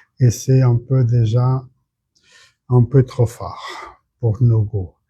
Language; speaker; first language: French; non-native, fluent; Portuguese